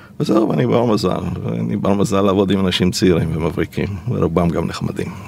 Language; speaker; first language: Hebrew; early bilingual, other home language; Polish